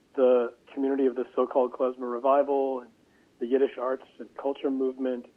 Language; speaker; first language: English; native; English